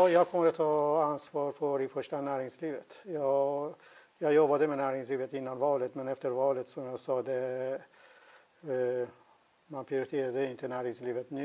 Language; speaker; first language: Swedish; non-native, fluent; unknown